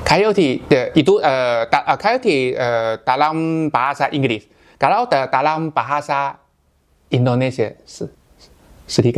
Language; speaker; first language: Indonesian; non-native, learner; Chinese